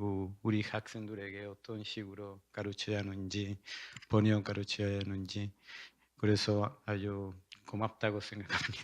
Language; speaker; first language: Korean; non-native, learner; Spanish